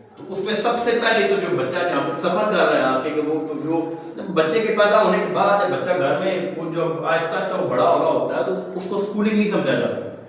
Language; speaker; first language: Urdu; non-native, local second language; Pahari-Potwari